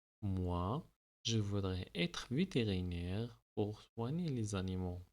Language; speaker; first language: French; non-native, local second language; Arabic